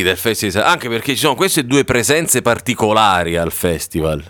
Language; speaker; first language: Italian; native; Italian